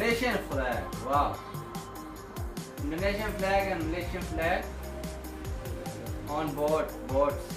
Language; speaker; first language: English; non-native, learner; Urdu